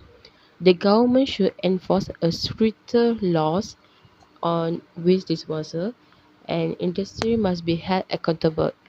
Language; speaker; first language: English; non-native, local second language; Tamil